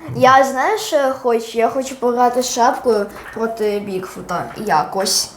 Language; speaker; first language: Ukrainian; non-native, local second language; Russian